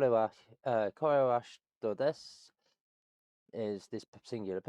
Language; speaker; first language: Japanese; non-native, learner; English